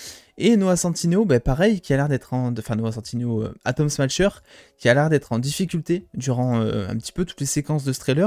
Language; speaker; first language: French; native; French